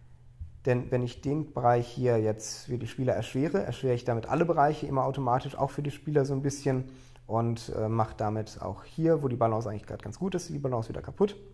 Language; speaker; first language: German; native; German